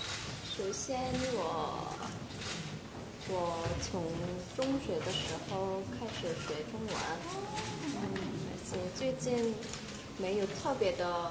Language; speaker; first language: Chinese; non-native, learner; Korean